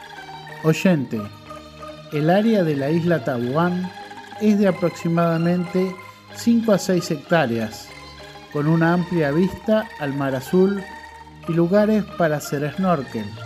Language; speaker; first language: Spanish; non-native, fluent; Indonesian